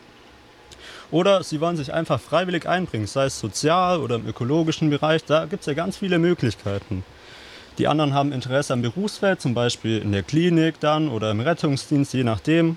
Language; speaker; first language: German; native; German